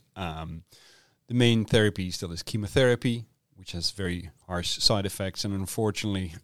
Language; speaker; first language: English; non-native, fluent; Dutch